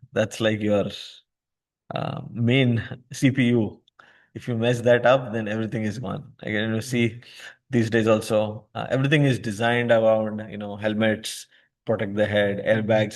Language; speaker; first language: English; non-native, local second language; Hindi